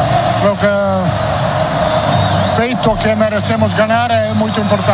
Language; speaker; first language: Portuguese; non-native, learner; Italian